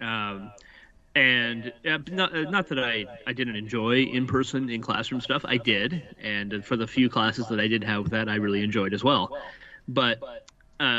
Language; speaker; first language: English; native; English